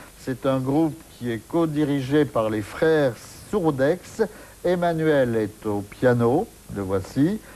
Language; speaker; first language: French; native; French